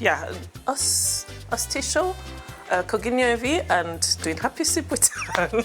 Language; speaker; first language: Welsh; non-native, learner; English